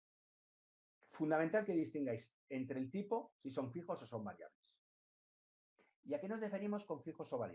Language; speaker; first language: Spanish; native; Spanish